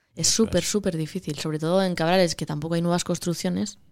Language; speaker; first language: Spanish; native; Spanish